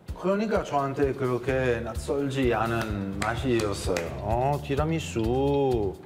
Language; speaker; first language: Korean; non-native, fluent; Italian